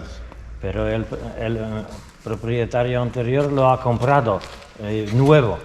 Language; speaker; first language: Spanish; non-native, fluent; Polish